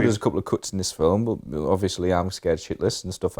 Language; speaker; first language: English; native; English